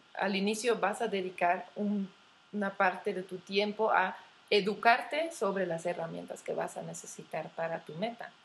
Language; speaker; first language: Spanish; non-native, fluent; Dutch